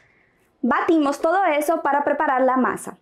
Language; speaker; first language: Spanish; non-native, fluent; Portuguese